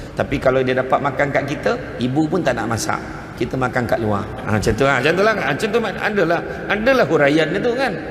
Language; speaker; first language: Malay; native; Malay